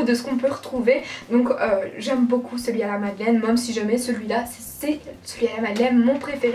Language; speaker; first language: French; native; French